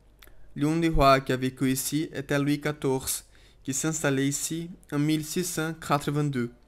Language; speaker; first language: French; non-native, fluent; Portuguese